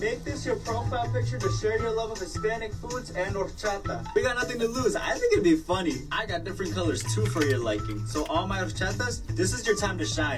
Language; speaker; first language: English; early bilingual, other home language; Spanish